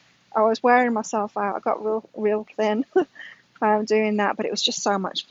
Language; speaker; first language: English; native; English